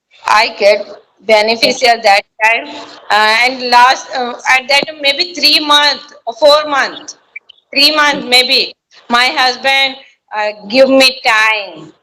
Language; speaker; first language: English; non-native, learner; Hindi